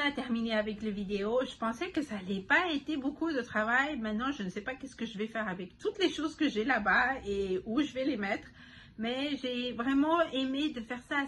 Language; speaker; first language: French; non-native, fluent; Spanish